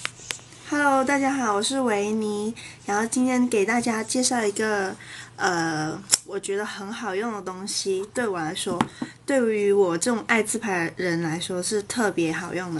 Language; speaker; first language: Chinese; native; Chinese